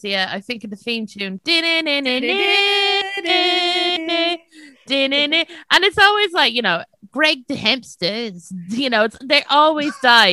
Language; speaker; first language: English; native; English